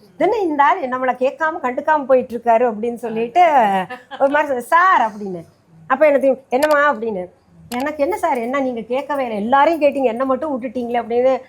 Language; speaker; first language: Tamil; non-native, local second language; Hindi